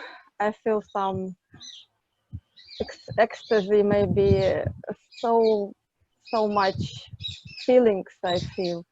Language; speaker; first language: English; non-native, fluent; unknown